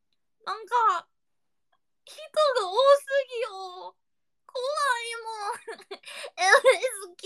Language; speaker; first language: Japanese; non-native, learner; Indonesian